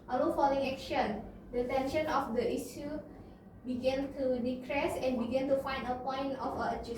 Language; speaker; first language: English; non-native, learner; Indonesian